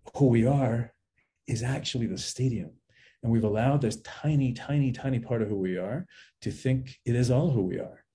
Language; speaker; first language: English; early bilingual, other home language; Spanish